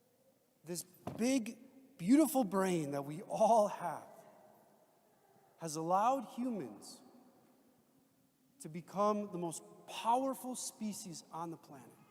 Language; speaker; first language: English; native; English